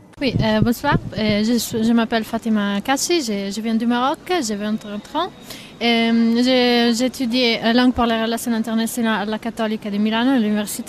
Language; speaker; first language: French; non-native, fluent; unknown